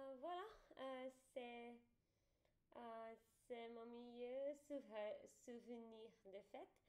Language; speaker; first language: French; non-native, learner; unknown